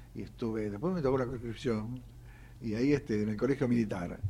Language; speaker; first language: Spanish; native; Spanish